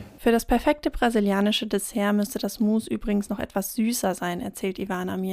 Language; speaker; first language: German; native; German